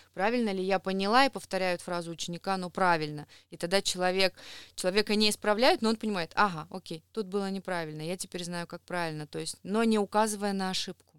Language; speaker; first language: Russian; native; Russian